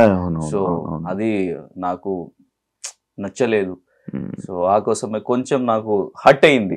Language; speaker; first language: Telugu; non-native, local second language; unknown